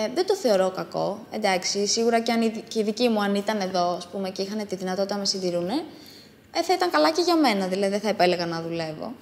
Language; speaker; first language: Greek; early bilingual, other home language; Amharic